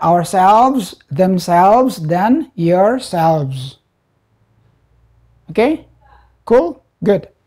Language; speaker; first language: English; non-native, fluent; Indonesian